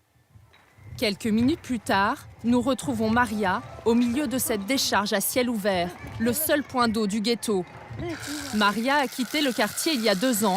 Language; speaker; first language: French; native; French